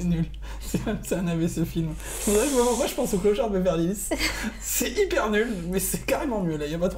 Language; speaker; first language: French; native; French